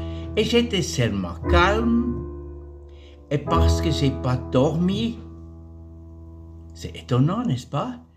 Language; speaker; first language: French; non-native, fluent; German